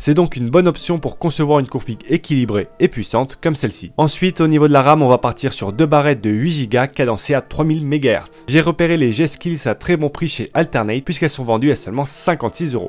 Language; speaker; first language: French; native; French